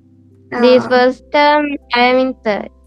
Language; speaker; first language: English; non-native, learner; Sinhala